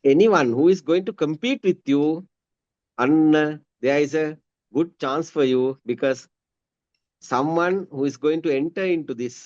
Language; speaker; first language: English; non-native, local second language; Sinhala